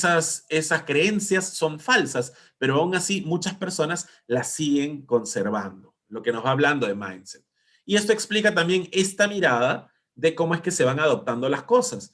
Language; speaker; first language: Spanish; native; Spanish